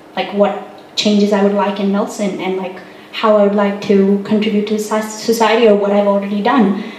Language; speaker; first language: English; non-native, local second language; Hindi